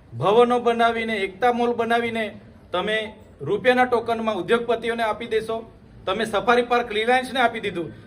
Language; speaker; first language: Gujarati; non-native, local second language; Vasavi